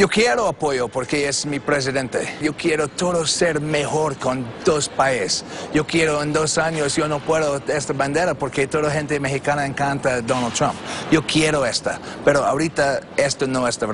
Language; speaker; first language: Spanish; non-native, learner; English